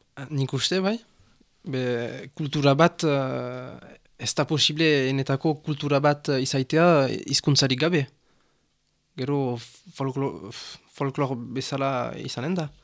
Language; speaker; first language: Basque; non-native, local second language; French